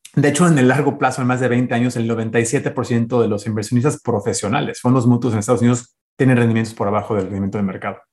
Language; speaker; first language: Spanish; early bilingual, heritage; Spanish